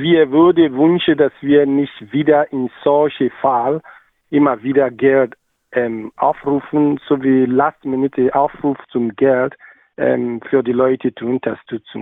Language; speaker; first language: German; non-native, learner; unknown